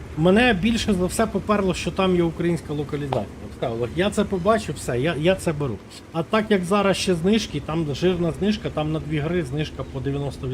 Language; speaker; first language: Ukrainian; non-native, local second language; Russian